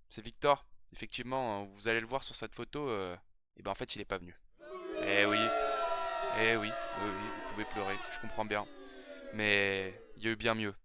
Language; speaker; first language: French; native; French